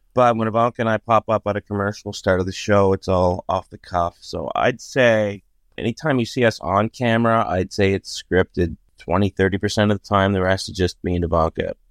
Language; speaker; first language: English; native; English